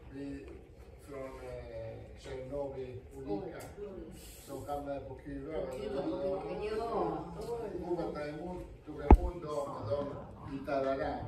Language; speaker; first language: Swedish; non-native, fluent; Spanish